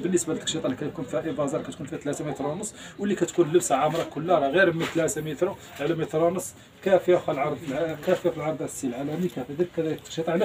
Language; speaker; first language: Arabic; native; Arabic